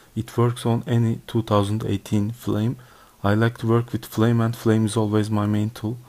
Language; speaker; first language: English; non-native, learner; Turkish